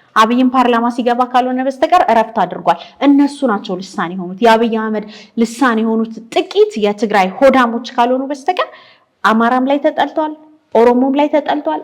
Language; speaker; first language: Amharic; native; Amharic